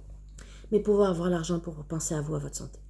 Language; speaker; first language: French; native; French